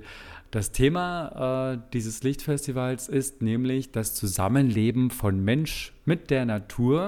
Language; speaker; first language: German; native; German